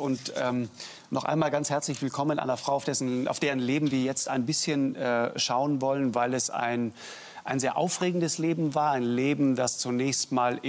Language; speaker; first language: German; native; German